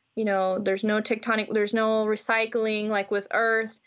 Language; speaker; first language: English; native; English